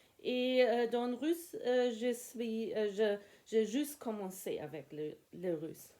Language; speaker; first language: French; non-native, learner; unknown